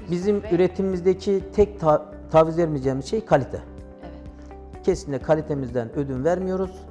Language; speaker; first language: Turkish; native; Turkish